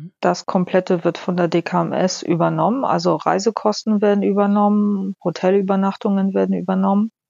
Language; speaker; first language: German; early bilingual, other home language; Polish